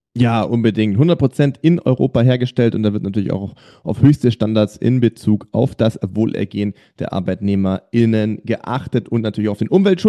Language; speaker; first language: German; native; German